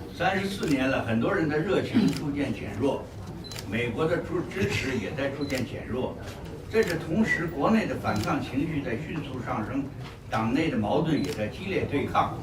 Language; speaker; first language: Chinese; native; Chinese